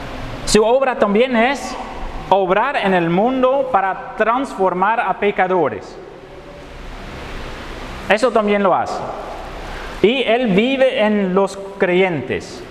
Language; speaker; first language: Spanish; non-native, fluent; Dutch